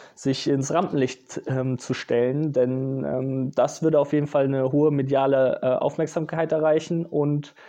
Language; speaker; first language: German; native; German